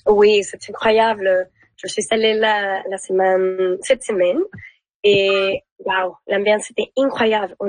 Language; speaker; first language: French; non-native, learner; Spanish